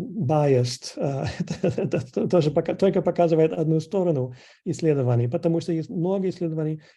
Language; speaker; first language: Russian; non-native, fluent; English